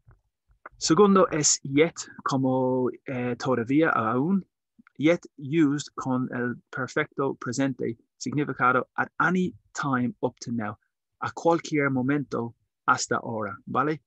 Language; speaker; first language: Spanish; non-native, learner; English